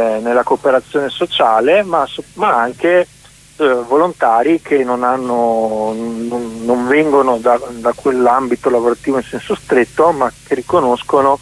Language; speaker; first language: Italian; native; Italian